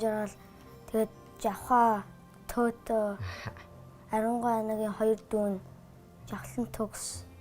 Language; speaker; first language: Mongolian; early bilingual, heritage; Mongolian